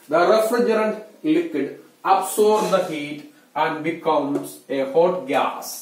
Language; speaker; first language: English; non-native, local second language; Malayalam